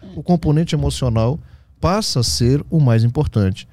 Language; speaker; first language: Portuguese; native; Portuguese